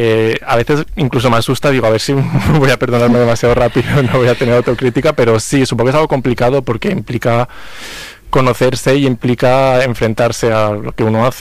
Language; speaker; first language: Spanish; native; Spanish